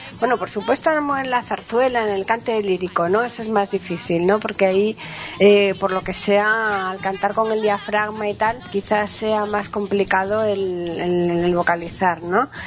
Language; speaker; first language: Spanish; native; Spanish